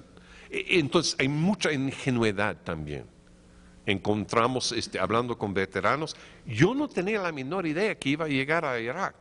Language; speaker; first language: Spanish; non-native, fluent; English